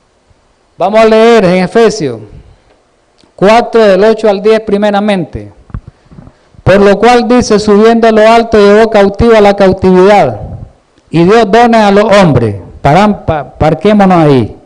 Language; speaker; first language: Spanish; native; Spanish